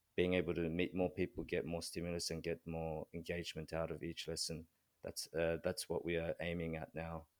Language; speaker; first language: English; early bilingual, other home language; Korean